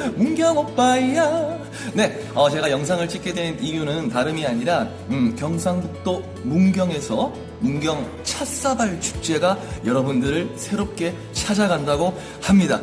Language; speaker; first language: Korean; native; Korean